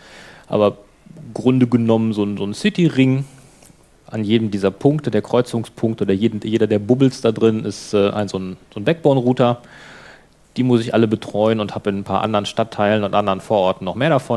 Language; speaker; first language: German; native; German